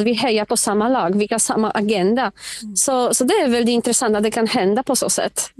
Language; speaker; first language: Swedish; non-native, fluent; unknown